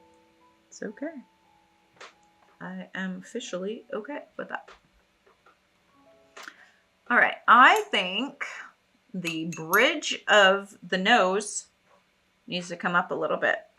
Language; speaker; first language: English; native; English